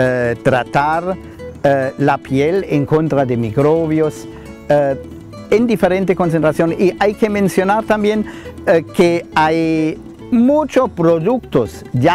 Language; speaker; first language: Spanish; non-native, fluent; German